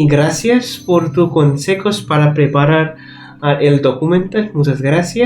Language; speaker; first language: Spanish; non-native, learner; Bangla